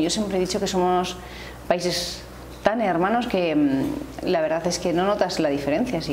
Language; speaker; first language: Spanish; native; Spanish